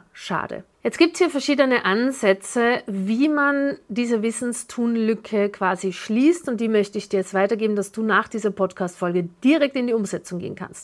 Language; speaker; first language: German; native; German